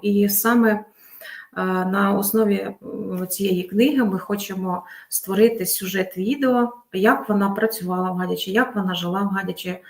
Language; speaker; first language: Ukrainian; native; Ukrainian